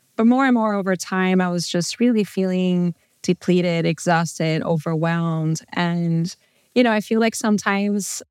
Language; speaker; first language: English; non-native, fluent; Portuguese